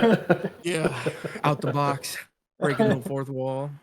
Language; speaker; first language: English; native; English